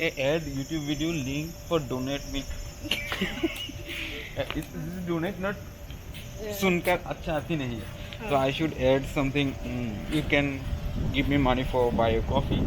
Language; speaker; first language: English; non-native, learner; Bangla